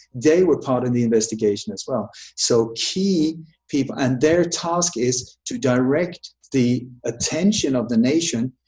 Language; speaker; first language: English; early bilingual, other home language; Danish